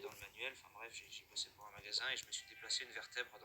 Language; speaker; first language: French; native; French